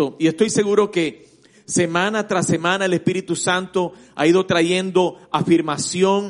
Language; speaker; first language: Spanish; native; Spanish